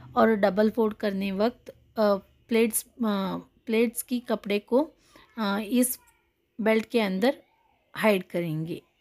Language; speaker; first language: Hindi; non-native, local second language; Kannada